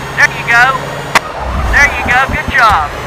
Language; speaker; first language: English; native; English